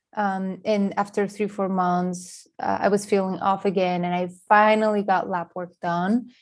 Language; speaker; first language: English; non-native, fluent; Spanish